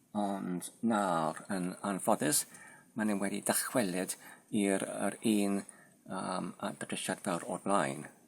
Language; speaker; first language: Welsh; non-native, learner; Polish